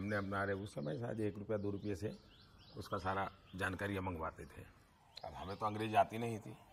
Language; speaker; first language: Hindi; non-native, local second language; Gujarati